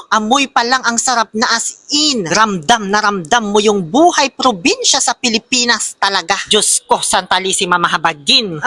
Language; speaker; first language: Filipino; native; Filipino